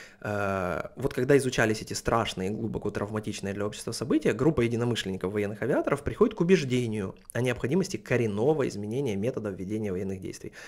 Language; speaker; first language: Russian; native; Russian